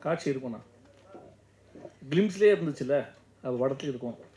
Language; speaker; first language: Tamil; native; Tamil